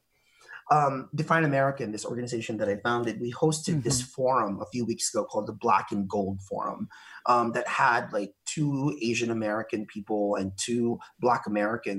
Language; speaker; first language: English; native; English